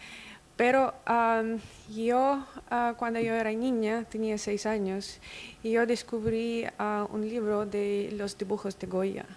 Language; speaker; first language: Spanish; non-native, fluent; Russian